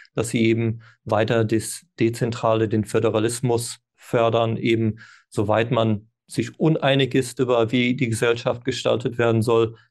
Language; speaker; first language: German; non-native, fluent; English